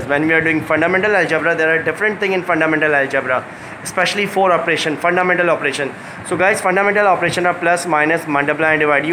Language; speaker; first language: English; non-native, local second language; Hindi